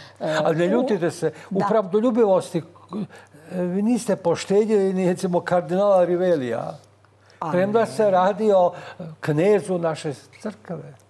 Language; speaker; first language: Croatian; native; Croatian